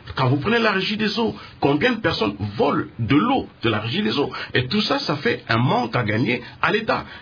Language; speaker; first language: French; non-native, local second language; Lingala